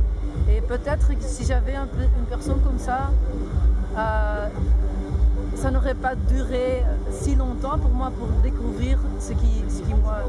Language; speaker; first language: French; non-native, local second language; Dutch